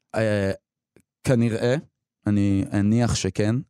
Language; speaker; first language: Hebrew; native; Hebrew